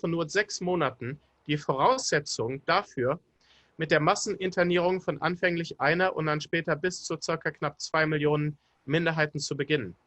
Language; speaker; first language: German; native; German